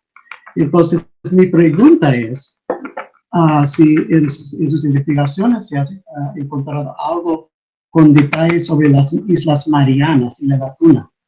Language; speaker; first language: Spanish; non-native, fluent; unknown